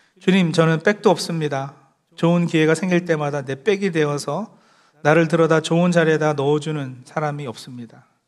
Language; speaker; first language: Korean; early bilingual, heritage; Korean